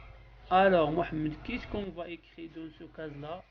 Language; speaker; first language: French; non-native, local second language; Arabic